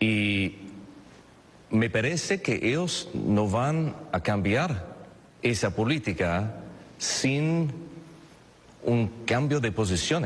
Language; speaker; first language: Spanish; non-native, fluent; English